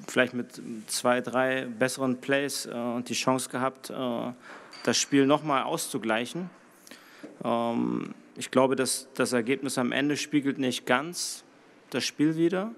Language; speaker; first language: German; native; German